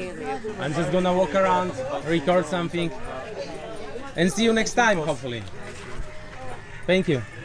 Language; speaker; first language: English; non-native, learner; Polish